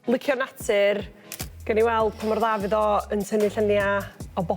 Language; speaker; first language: Welsh; native; Welsh